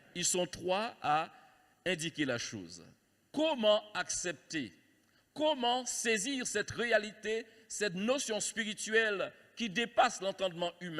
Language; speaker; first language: French; native; French